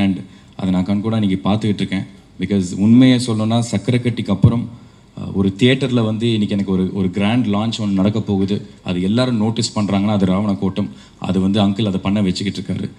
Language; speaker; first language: Tamil; native; Tamil